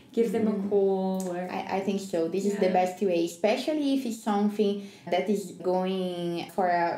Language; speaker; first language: English; non-native, learner; Portuguese